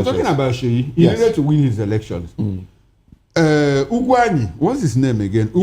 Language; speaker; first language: English; non-native, local second language; Igbo